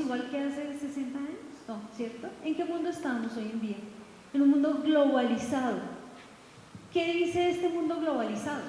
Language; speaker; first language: Spanish; native; Spanish